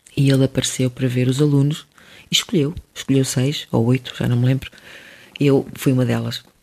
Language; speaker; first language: Portuguese; early bilingual, other home language; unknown